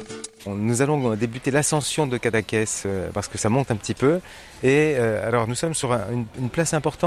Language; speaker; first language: French; native; French